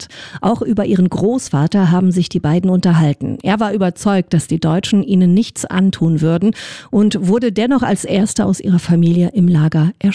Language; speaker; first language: German; native; German